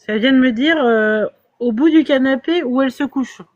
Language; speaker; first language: French; native; French